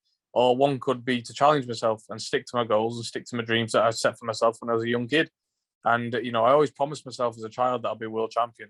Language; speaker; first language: English; native; English